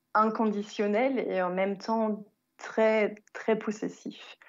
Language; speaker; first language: French; non-native, fluent; German